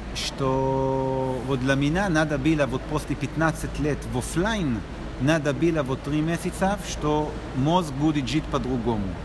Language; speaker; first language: Russian; non-native, learner; Hebrew